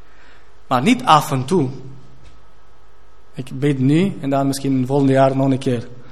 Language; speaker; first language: Dutch; non-native, fluent; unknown